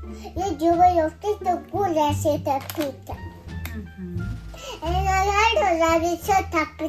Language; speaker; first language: Russian; non-native, local second language; Kazakh